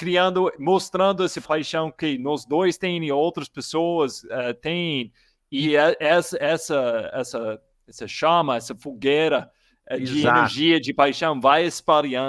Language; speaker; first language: Portuguese; non-native, learner; English